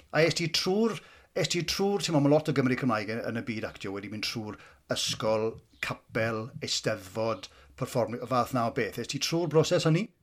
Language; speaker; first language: Welsh; native; Welsh